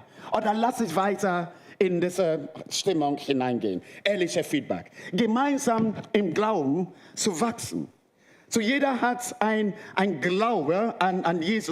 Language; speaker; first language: German; non-native, fluent; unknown